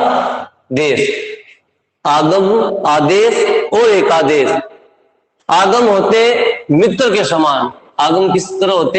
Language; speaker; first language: Hindi; native; Hindi